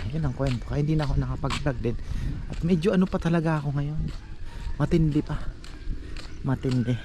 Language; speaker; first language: Filipino; native; Filipino